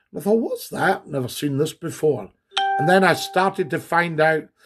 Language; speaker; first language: English; native; English